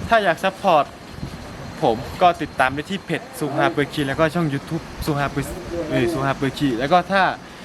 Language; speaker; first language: Thai; non-native, local second language; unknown